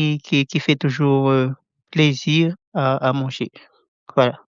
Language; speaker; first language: French; non-native, local second language; Malagasy